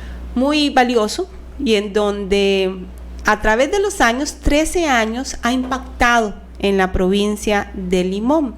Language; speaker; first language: Spanish; native; Spanish